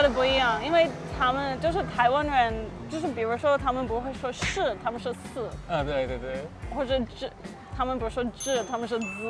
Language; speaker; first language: Chinese; non-native, fluent; English